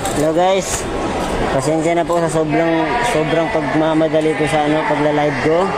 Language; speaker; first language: Filipino; non-native, local second language; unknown